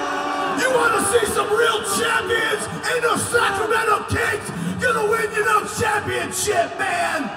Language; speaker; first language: English; native; English